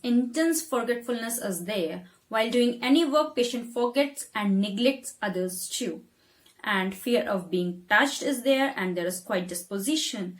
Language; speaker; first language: English; non-native, local second language; Hindi